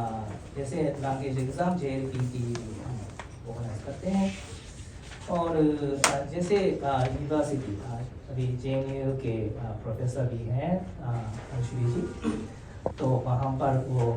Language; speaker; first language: Hindi; non-native, fluent; Japanese